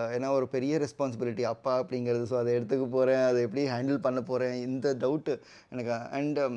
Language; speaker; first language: Tamil; non-native, local second language; Telugu